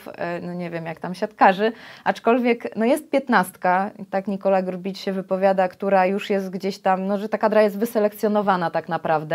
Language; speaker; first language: Polish; native; Polish